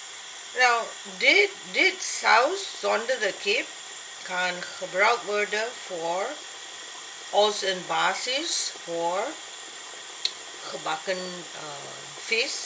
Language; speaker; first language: Dutch; non-native, learner; Malay